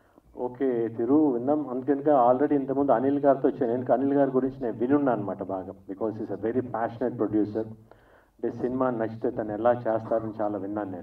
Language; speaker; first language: Telugu; native; Telugu